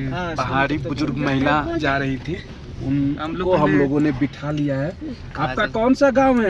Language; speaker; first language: Hindi; native; Hindi